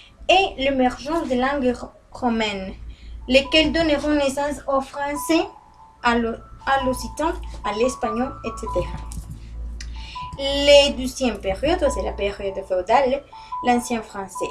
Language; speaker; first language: French; non-native, learner; Spanish